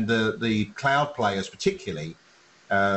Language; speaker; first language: English; native; English